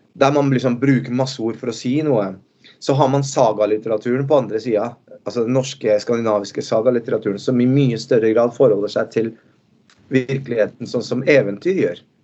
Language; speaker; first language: Norwegian; early bilingual, other home language; Spanish